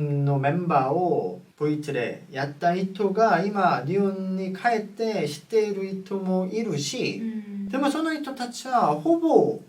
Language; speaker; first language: Japanese; non-native, fluent; Korean